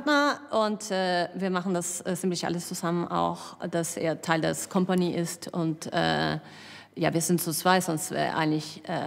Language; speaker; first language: German; non-native, fluent; Spanish